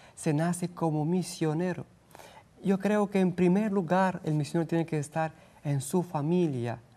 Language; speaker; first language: Spanish; non-native, fluent; Romanian